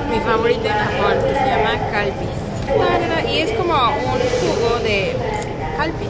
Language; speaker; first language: Spanish; native; Spanish